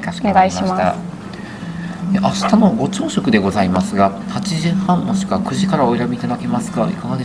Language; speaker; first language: Japanese; native; Japanese